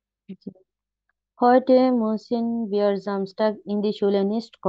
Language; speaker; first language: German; non-native, learner; Bangla